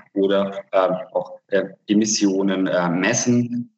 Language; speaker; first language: German; non-native, fluent; Hungarian